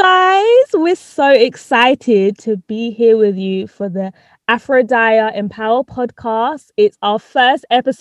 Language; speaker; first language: English; native; English